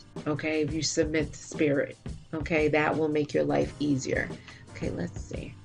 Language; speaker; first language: English; native; English